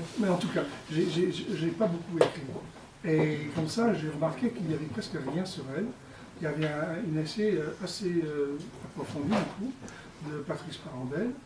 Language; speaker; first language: French; non-native, fluent; English